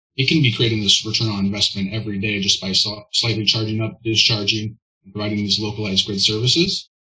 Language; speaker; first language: English; native; English